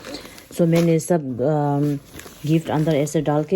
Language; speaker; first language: Hindi; non-native, local second language; Tibetan